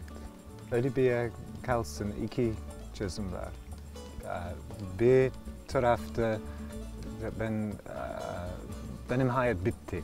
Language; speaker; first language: Turkish; non-native, learner; English